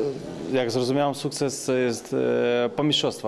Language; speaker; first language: Polish; non-native, learner; Ukrainian